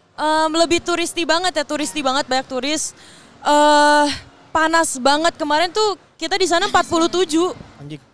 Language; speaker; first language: Indonesian; native; Indonesian